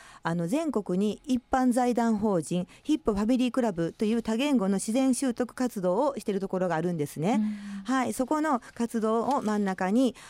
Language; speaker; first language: Japanese; native; Japanese